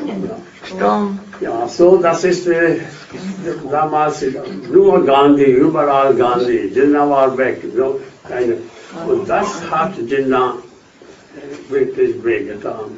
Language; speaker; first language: German; non-native, fluent; Hindi